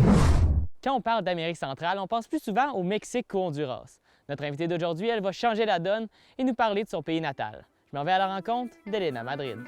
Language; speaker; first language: French; native; French